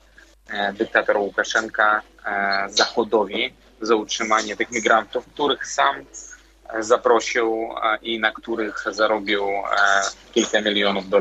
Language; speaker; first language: Polish; non-native, fluent; Belarusian